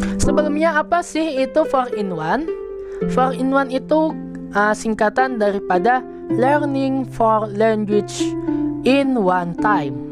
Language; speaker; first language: Indonesian; native; Indonesian